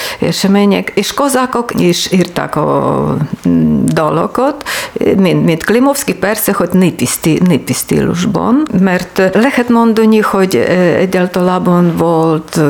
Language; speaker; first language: Hungarian; non-native, learner; Ukrainian